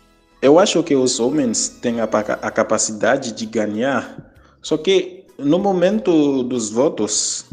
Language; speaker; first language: Portuguese; non-native, fluent; Haitian Creole